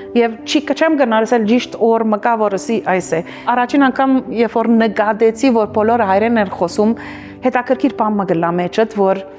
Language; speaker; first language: Armenian; early bilingual, heritage; Armenian